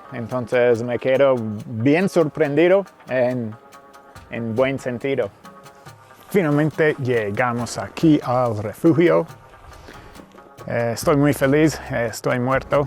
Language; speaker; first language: Spanish; non-native, fluent; English